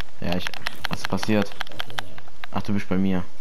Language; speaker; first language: German; native; German